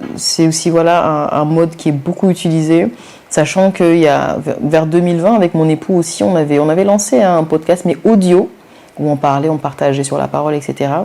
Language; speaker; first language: French; non-native, local second language; Wolof